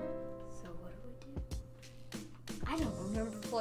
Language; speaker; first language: English; native; English